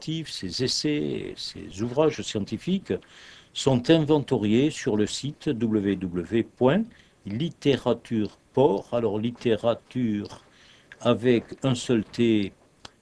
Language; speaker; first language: French; native; French